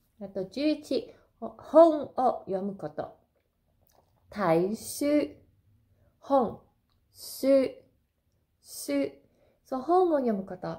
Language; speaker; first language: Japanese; non-native, fluent; Cantonese